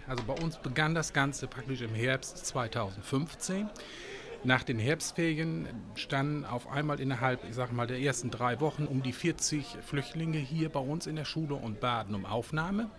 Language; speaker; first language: German; native; German